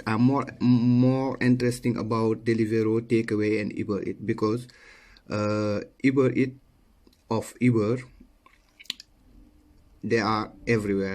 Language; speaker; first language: English; non-native, learner; Wolof